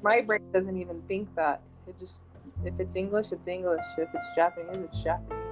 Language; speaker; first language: English; early bilingual, heritage; English